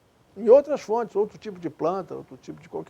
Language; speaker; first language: Portuguese; native; Portuguese